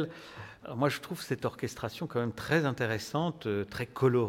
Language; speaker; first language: French; native; French